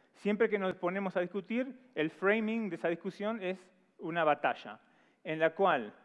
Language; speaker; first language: Spanish; native; Spanish